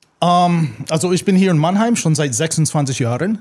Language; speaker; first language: German; non-native, fluent; English